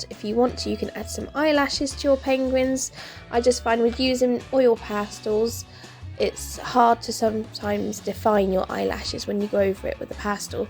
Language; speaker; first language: English; native; English